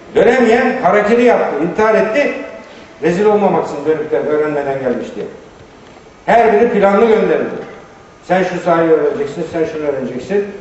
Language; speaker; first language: Turkish; native; Turkish